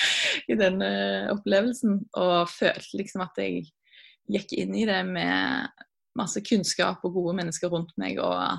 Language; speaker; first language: Norwegian; native; Norwegian